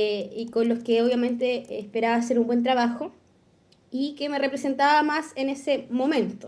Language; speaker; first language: Spanish; native; Spanish